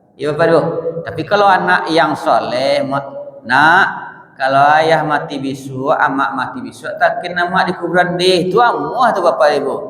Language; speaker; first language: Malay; non-native, local second language; Minangkabau